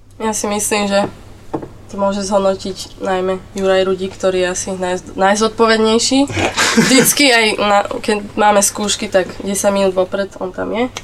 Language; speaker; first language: Slovak; native; Slovak